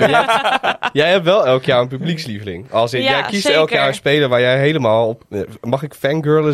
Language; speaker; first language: Dutch; native; Dutch